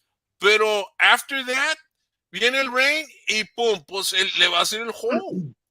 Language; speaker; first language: Spanish; native; Spanish